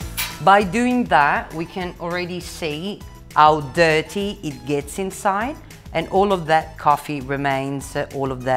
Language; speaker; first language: English; non-native, fluent; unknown